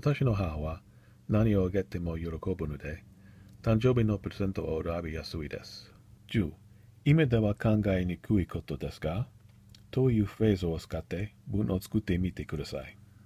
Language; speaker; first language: Japanese; non-native, learner; English